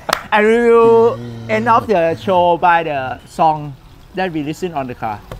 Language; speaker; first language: English; non-native, learner; Thai